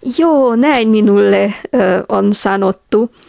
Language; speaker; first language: Finnish; non-native, fluent; Hungarian